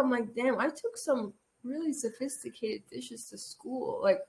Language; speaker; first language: English; early bilingual, other home language; Armenian